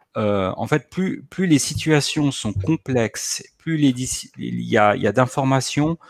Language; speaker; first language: French; native; French